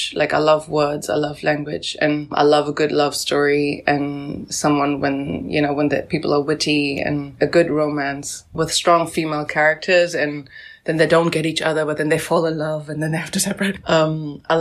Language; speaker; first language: English; native; English